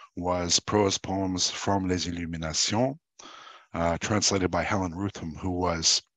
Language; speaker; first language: English; native; English